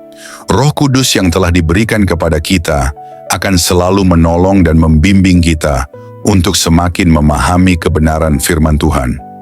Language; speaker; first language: Indonesian; native; Indonesian